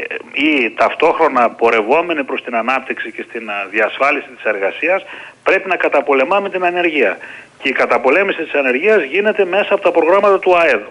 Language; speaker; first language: Greek; native; Greek